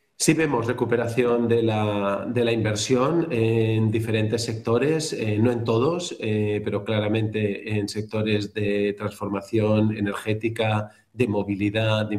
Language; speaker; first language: Spanish; native; Spanish